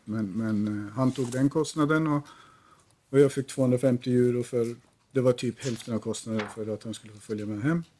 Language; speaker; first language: Swedish; native; Swedish